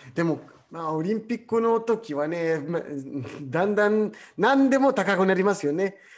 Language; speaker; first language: Japanese; non-native, fluent; Arabic